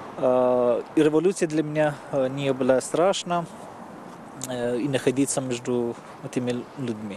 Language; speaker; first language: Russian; non-native, fluent; Persian